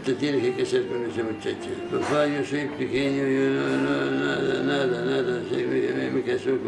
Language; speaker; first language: Spanish; non-native, learner; Arabic